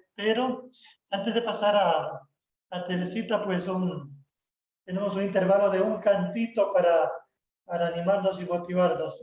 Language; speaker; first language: Spanish; native; Spanish